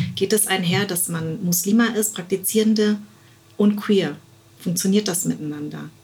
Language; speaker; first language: German; native; German